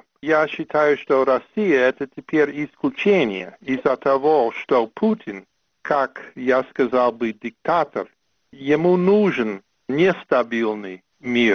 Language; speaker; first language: Russian; non-native, fluent; English